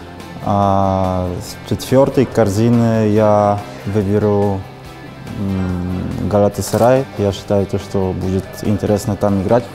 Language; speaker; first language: Russian; non-native, fluent; Polish